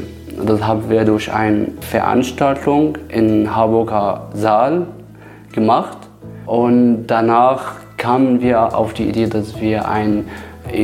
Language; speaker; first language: German; non-native, fluent; Arabic